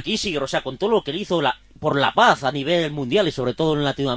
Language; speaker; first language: Spanish; native; Spanish